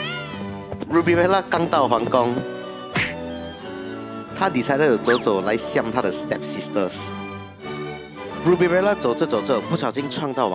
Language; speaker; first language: Chinese; native; Chinese